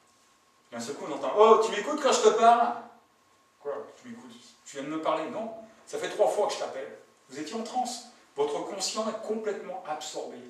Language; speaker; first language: French; native; French